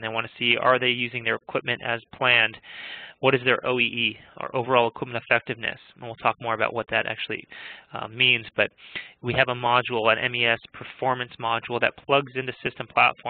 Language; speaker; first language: English; native; English